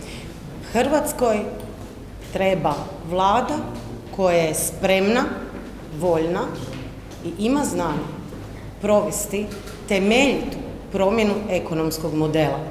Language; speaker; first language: Croatian; native; Croatian